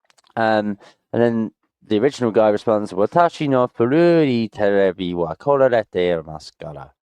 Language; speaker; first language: Japanese; non-native, learner; English